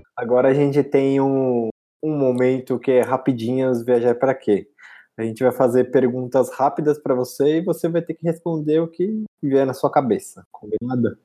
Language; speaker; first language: Portuguese; native; Portuguese